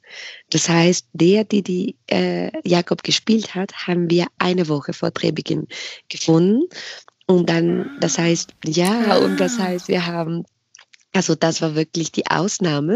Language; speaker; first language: German; non-native, fluent; Spanish